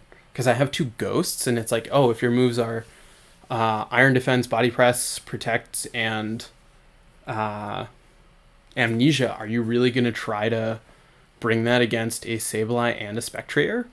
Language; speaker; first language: English; native; English